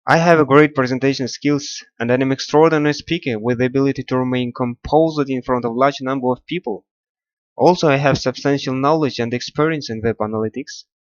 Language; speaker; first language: English; non-native, learner; Kazakh